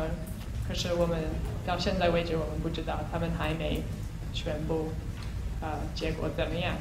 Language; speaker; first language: Chinese; non-native, fluent; English